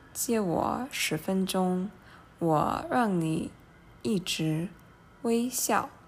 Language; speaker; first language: Chinese; non-native, fluent; English